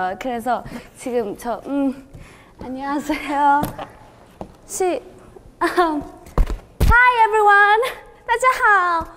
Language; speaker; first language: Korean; non-native, learner; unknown